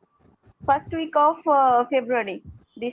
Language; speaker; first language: English; non-native, learner; Bangla